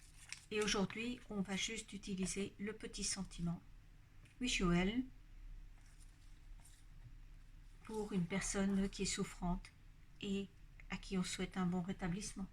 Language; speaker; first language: French; native; French